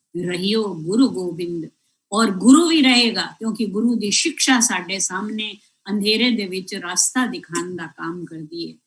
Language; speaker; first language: Hindi; non-native, local second language; Punjabi